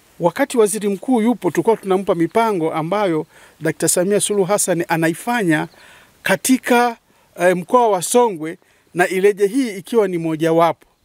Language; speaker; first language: Swahili; native; Swahili